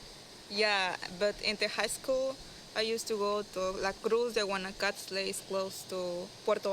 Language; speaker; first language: English; non-native, learner; Spanish